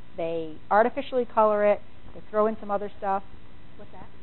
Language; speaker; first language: English; native; English